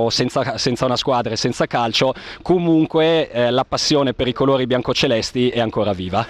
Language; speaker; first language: Italian; native; Italian